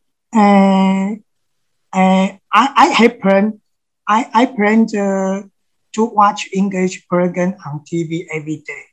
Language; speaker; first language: English; non-native, learner; Chinese